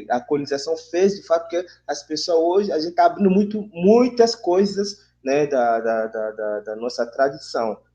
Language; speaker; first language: Portuguese; non-native, fluent; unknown